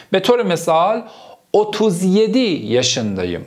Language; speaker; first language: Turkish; non-native, fluent; Persian